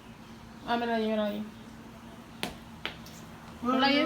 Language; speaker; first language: Spanish; early bilingual, heritage; Spanish